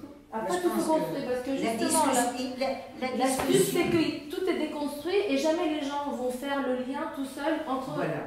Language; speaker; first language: French; non-native, fluent; Arabic